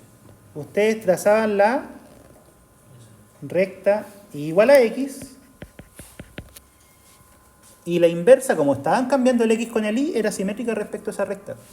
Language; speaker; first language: Spanish; native; Spanish